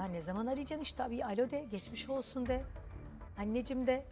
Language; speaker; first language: Turkish; native; Turkish